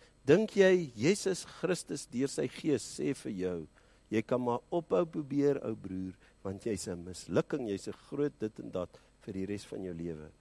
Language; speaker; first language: Afrikaans; early bilingual, heritage; Afrikaans